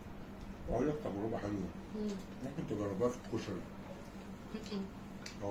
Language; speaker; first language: Arabic; native; Arabic